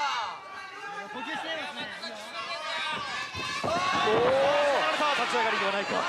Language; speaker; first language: Japanese; native; Japanese